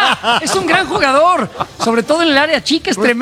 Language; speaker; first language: Spanish; native; Spanish